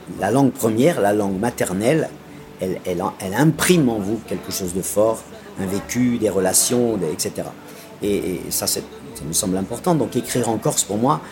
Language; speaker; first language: French; non-native, local second language; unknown